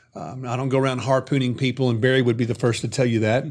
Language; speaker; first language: English; native; English